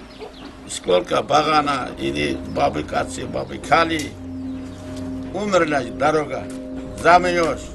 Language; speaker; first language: Russian; non-native, local second language; Turkish